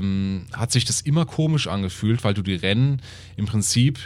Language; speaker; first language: German; native; German